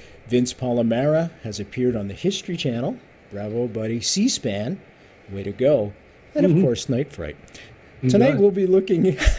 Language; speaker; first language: English; native; English